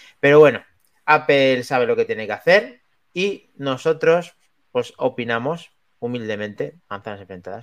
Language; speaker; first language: Spanish; native; Spanish